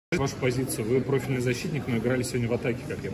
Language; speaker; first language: Russian; native; Russian